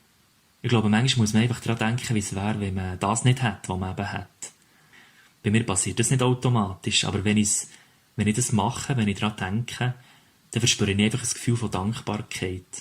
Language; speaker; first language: German; native; German